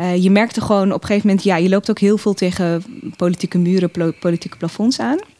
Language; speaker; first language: Dutch; early bilingual, other home language; Tigrinya